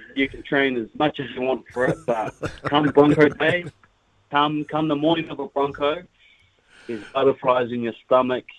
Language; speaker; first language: English; native; English